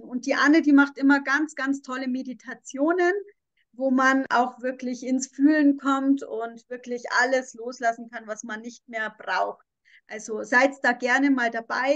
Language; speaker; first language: German; native; German